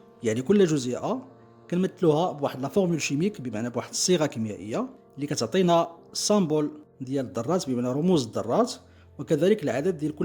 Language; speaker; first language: Arabic; native; Arabic